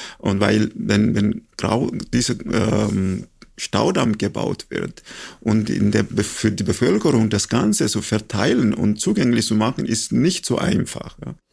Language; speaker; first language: German; non-native, fluent; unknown